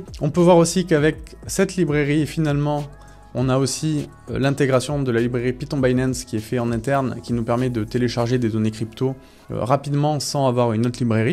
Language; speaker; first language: French; native; French